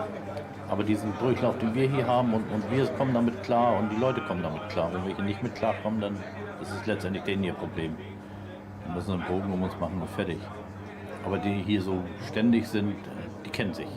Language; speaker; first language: German; native; German